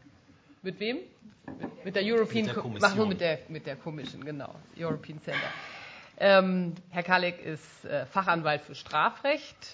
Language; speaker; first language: German; native; German